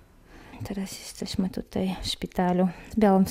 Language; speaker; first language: Polish; non-native, learner; Chechen